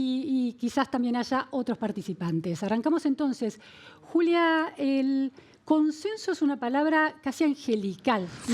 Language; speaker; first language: Spanish; native; Spanish